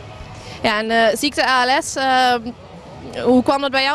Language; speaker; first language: Dutch; native; Dutch